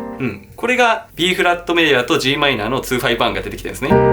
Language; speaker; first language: Japanese; native; Japanese